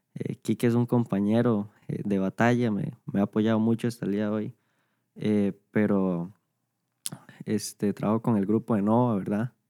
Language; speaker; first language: Spanish; native; Spanish